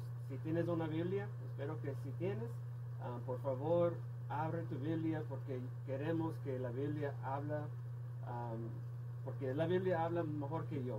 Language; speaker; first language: Spanish; non-native, fluent; English